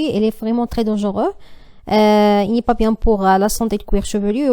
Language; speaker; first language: French; non-native, learner; Arabic